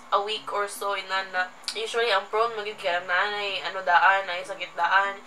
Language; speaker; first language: English; non-native, local second language; Cebuano